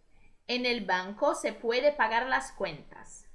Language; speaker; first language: Spanish; non-native, fluent; Portuguese